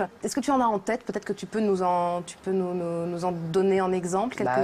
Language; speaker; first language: French; native; French